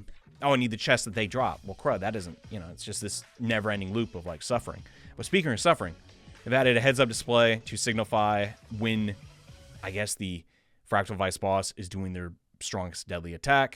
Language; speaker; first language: English; native; English